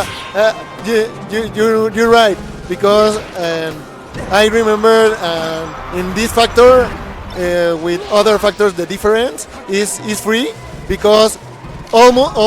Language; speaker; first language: English; non-native, learner; Spanish